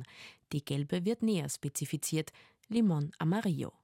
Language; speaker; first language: German; native; German